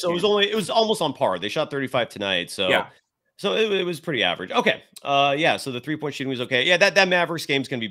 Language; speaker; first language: English; native; English